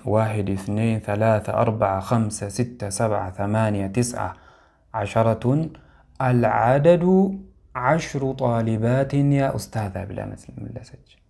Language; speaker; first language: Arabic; non-native, fluent; Amharic